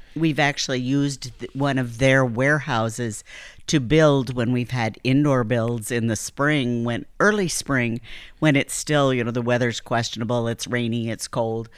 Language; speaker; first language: English; native; English